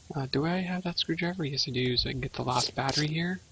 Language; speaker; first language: English; native; English